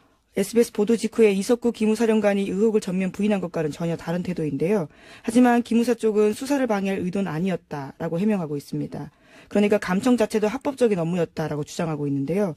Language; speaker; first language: Korean; native; Korean